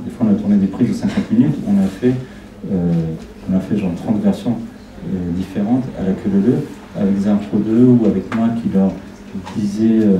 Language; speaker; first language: French; non-native, fluent; Spanish